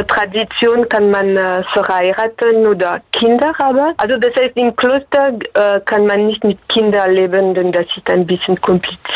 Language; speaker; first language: German; non-native, fluent; French